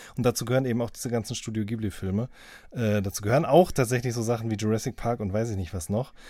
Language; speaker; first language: German; native; German